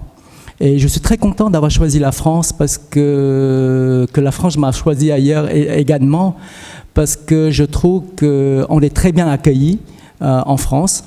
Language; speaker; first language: French; early bilingual, other home language; Vietnamese